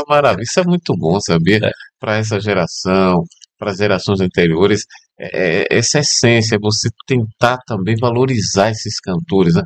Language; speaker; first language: Portuguese; native; Portuguese